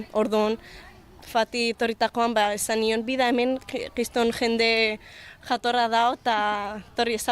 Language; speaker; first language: Basque; early bilingual, other home language; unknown